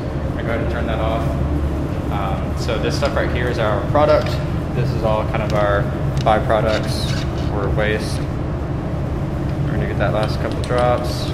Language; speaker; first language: English; native; English